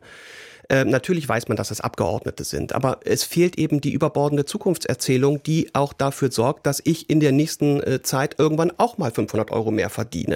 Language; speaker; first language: German; native; German